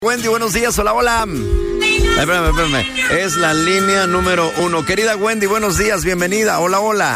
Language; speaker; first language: Spanish; native; Spanish